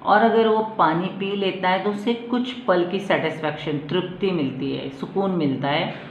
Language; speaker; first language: Hindi; non-native, local second language; Marathi